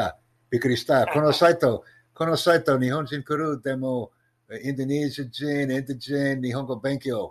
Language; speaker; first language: Japanese; non-native, learner; English